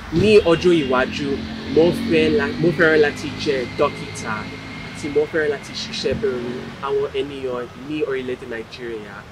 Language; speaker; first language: Yoruba; early bilingual, heritage; Yoruba